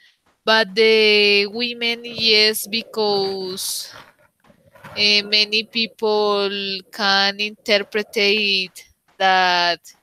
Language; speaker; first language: English; non-native, learner; Spanish